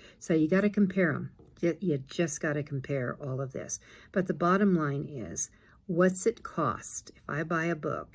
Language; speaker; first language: English; native; English